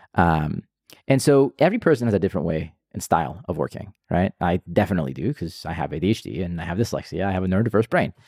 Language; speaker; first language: English; non-native, fluent; Hebrew